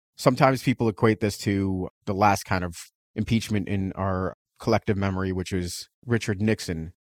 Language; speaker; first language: English; early bilingual, other home language; Russian